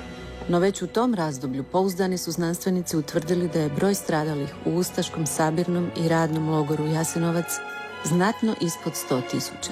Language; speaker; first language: Croatian; native; Croatian